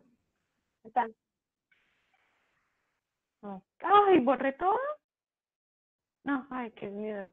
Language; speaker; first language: Spanish; native; Spanish